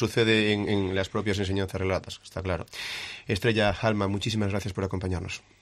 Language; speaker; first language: Spanish; native; Spanish